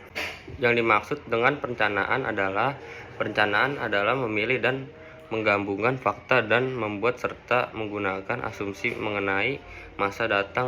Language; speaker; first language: Indonesian; native; Indonesian